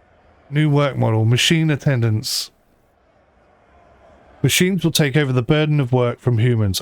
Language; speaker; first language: English; native; English